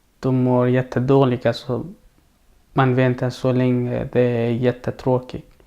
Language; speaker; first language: Swedish; non-native, learner; Persian